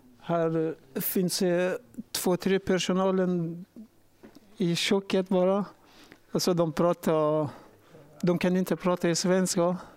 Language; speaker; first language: Swedish; non-native, learner; Persian